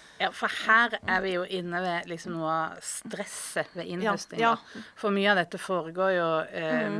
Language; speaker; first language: Norwegian; native; Norwegian